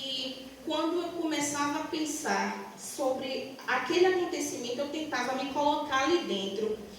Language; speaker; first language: Portuguese; native; Portuguese